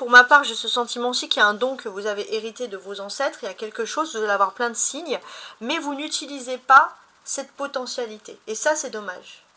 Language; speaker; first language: French; native; French